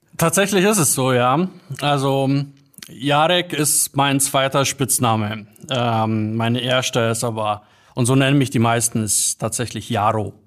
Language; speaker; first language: German; early bilingual, other home language; Polish